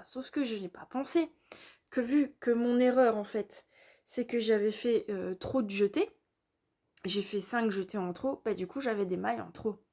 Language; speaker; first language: French; native; French